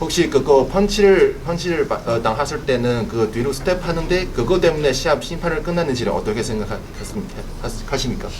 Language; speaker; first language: Korean; non-native, learner; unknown